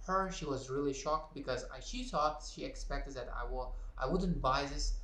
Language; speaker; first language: English; non-native, learner; Uzbek